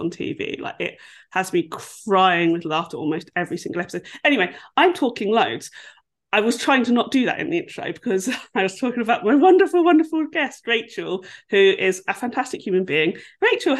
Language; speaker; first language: English; native; English